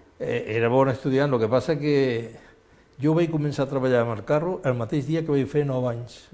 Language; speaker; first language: Catalan; non-native, local second language; Spanish